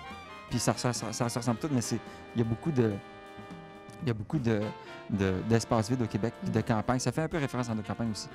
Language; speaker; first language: French; native; French